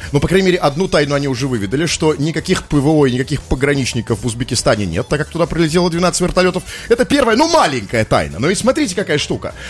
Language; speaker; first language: Russian; native; Russian